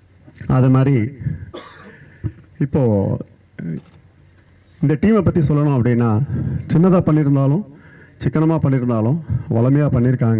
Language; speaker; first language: Tamil; native; Tamil